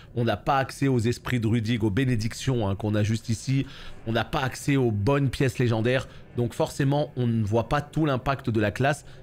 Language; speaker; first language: French; native; French